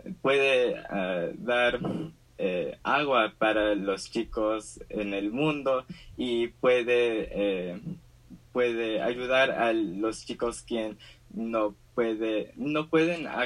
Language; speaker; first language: Spanish; early bilingual, heritage; Spanish